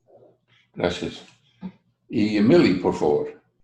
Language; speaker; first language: Spanish; non-native, fluent; English